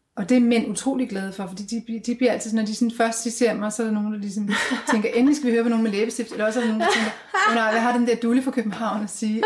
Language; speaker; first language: Danish; native; Danish